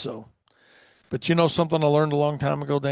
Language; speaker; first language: English; native; English